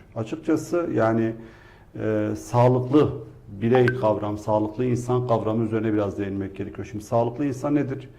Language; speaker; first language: Turkish; non-native, local second language; Kurdish